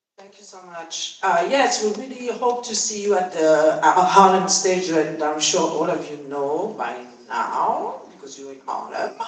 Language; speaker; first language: English; non-native, fluent; French